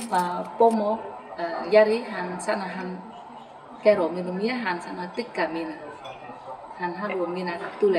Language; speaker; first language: Finnish; non-native, learner; Khmer